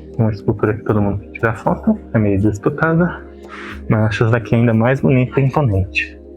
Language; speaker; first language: Portuguese; native; Portuguese